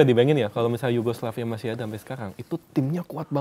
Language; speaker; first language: Indonesian; native; Indonesian